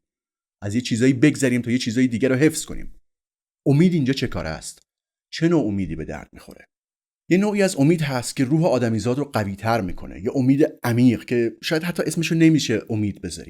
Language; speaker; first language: Persian; native; Persian